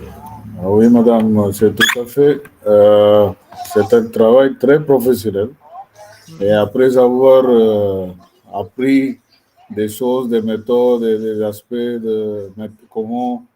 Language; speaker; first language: French; non-native, learner; Tamil